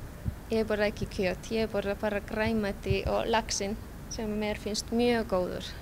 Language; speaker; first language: Icelandic; non-native, fluent; Polish